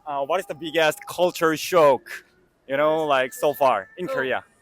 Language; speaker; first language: English; non-native, learner; Korean